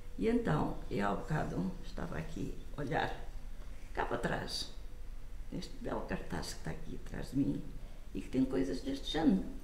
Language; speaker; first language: Portuguese; non-native, local second language; Kabuverdianu